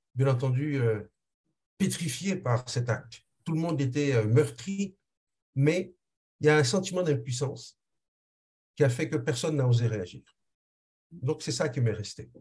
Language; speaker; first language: French; non-native, local second language; Haitian Creole